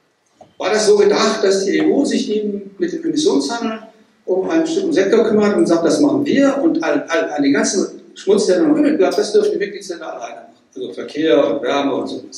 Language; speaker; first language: German; native; German